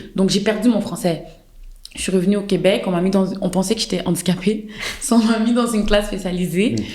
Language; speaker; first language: French; early bilingual, other home language; Fula